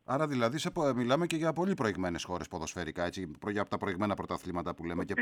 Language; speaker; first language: Greek; native; Greek